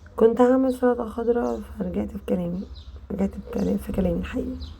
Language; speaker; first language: Arabic; native; Arabic